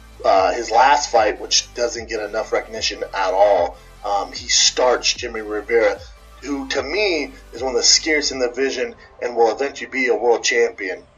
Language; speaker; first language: English; native; English